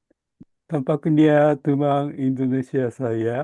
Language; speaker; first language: Indonesian; non-native, learner; Japanese